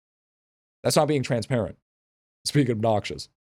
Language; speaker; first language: English; native; English